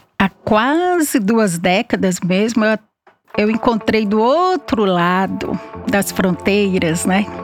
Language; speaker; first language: Portuguese; native; Portuguese